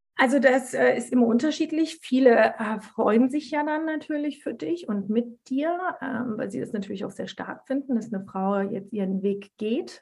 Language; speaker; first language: German; early bilingual, other home language; Turkish